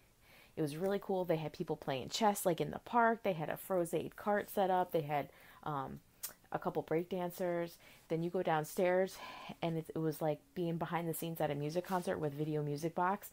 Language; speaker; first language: English; native; English